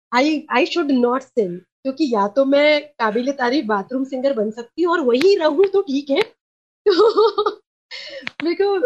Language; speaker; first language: Hindi; non-native, local second language; Sindhi